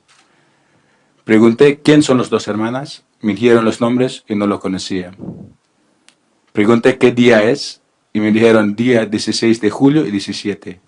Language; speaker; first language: Spanish; non-native, learner; Filipino